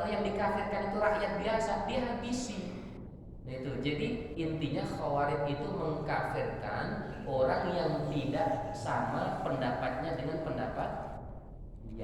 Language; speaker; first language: Indonesian; native; Indonesian